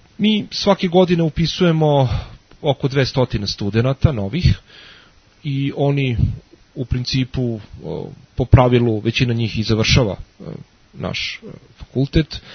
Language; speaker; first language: Serbian; native; Serbian